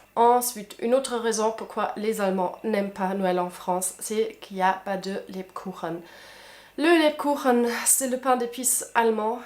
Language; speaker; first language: French; non-native, fluent; German